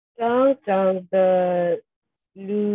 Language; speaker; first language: Chinese; non-native, learner; English